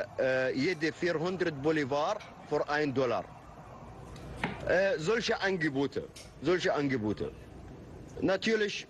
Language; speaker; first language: German; non-native, fluent; Turkish